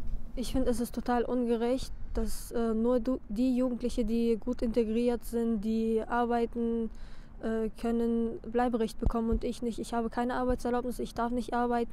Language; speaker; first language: German; early bilingual, other home language; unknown